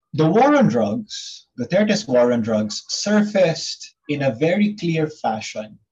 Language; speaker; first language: English; non-native, local second language; Filipino